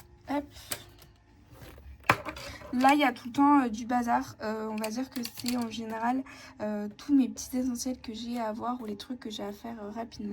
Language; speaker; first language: French; native; French